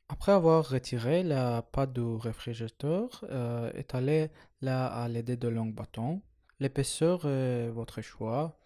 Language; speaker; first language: French; non-native, learner; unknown